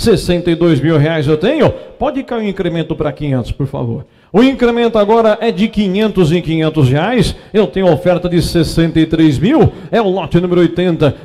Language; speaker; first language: Portuguese; native; Portuguese